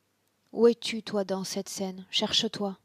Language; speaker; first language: French; native; French